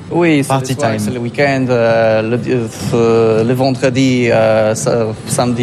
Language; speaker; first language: French; non-native, learner; Polish